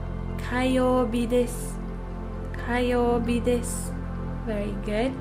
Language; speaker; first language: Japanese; non-native, fluent; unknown